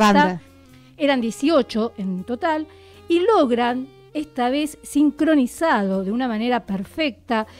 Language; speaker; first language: Spanish; native; Spanish